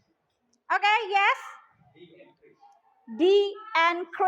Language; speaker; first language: English; non-native, learner; Indonesian